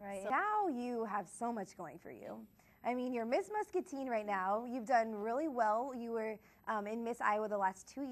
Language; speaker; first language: English; native; English